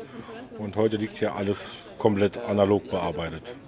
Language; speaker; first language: German; native; German